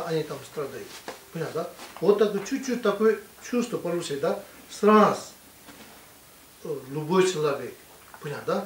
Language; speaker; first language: Russian; non-native, learner; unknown